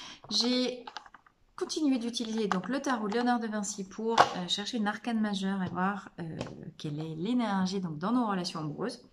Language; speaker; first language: French; native; French